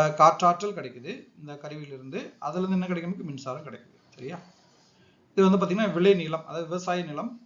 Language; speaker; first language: Tamil; native; Tamil